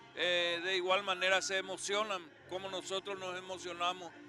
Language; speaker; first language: Spanish; native; Spanish